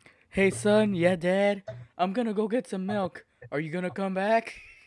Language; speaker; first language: English; early bilingual, other home language; Spanish